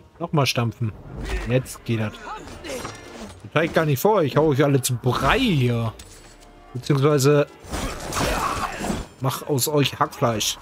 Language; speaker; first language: German; native; German